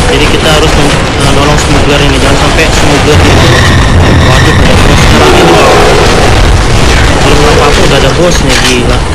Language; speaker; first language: Indonesian; native; Indonesian